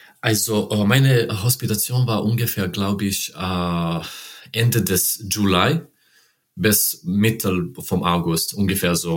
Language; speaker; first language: German; non-native, learner; Serbian